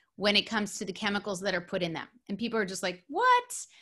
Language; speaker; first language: English; native; English